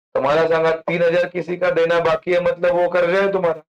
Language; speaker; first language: Hindi; non-native, local second language; Marathi